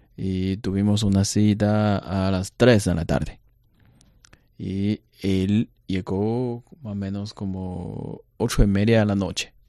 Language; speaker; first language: Spanish; non-native, learner; Chinese